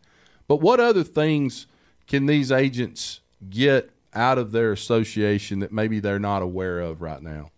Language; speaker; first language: English; native; English